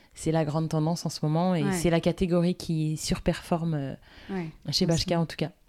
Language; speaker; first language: French; native; French